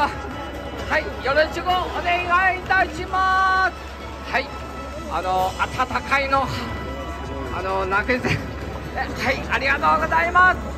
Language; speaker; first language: Japanese; non-native, learner; Chinese